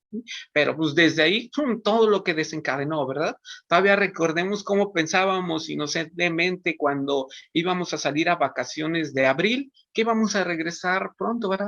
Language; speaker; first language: Spanish; native; Spanish